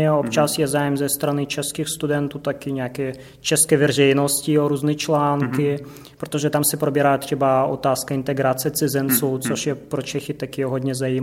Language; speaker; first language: Czech; non-native, fluent; Russian